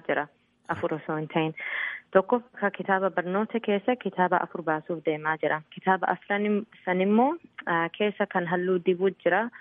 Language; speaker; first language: Oromo; early bilingual, heritage; Oromo